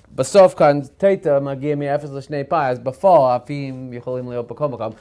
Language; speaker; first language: Hebrew; non-native, fluent; English